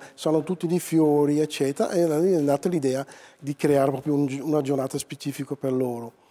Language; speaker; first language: Italian; non-native, fluent; Dutch